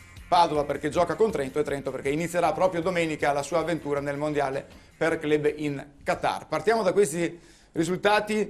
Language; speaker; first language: Italian; native; Italian